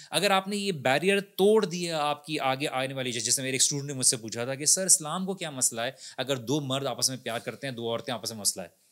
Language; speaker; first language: Urdu; native; Urdu